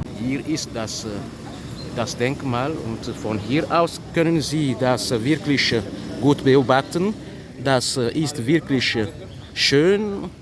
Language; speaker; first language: German; non-native, fluent; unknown